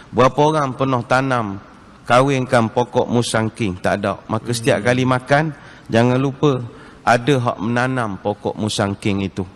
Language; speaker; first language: Malay; native; Malay